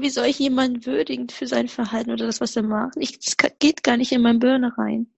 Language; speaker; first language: German; native; German